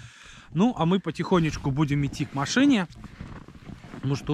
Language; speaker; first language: Russian; native; Russian